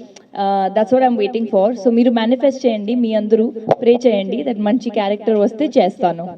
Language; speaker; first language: Telugu; non-native, fluent; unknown